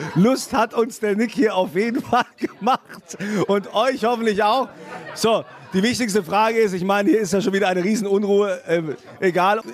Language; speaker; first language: German; native; German